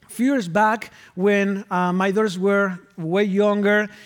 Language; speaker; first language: English; non-native, fluent; Spanish